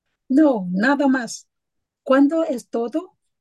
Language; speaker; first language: Spanish; non-native, learner; Chinese